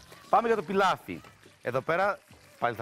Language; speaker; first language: Greek; native; Greek